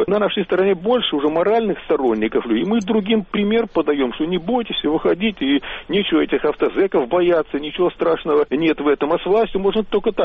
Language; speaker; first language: Russian; native; Russian